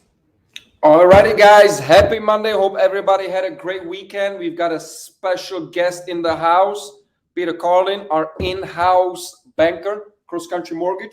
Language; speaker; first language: English; native; English